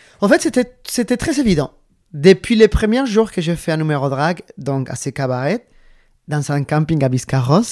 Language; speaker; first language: French; non-native, fluent; Spanish